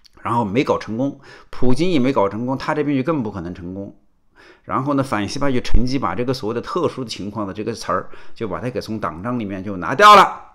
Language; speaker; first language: Chinese; native; Chinese